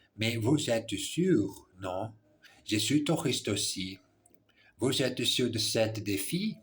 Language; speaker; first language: French; non-native, learner; English